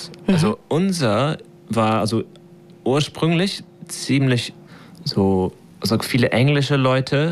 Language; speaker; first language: German; non-native, fluent; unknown